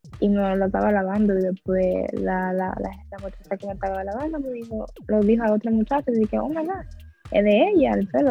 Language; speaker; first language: Spanish; early bilingual, heritage; English